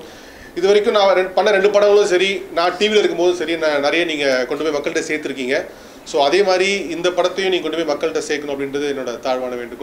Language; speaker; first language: Tamil; native; Tamil